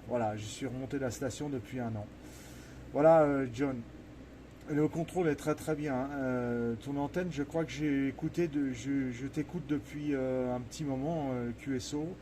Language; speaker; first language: French; native; French